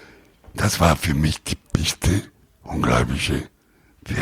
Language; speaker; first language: German; non-native, learner; Italian